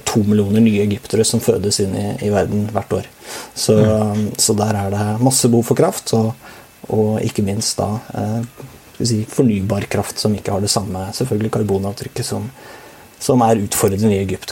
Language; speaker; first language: Norwegian; native; Norwegian